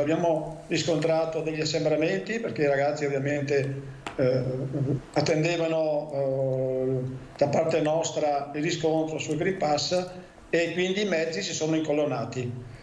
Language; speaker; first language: Italian; native; Italian